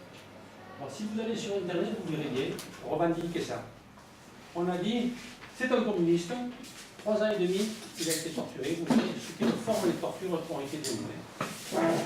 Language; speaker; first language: French; native; French